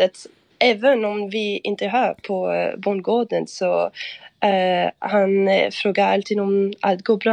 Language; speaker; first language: Swedish; non-native, fluent; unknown